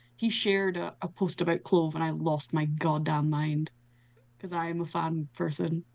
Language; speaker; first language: English; native; English